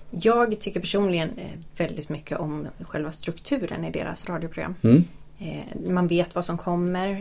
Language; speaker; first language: Swedish; native; Swedish